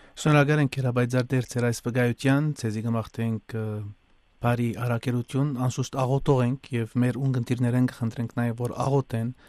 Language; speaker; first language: Armenian; early bilingual, heritage; Armenian